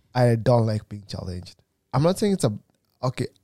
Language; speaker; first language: English; non-native, local second language; Kikuyu